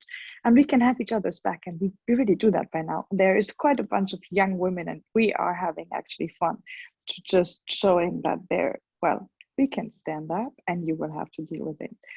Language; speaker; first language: English; non-native, fluent; German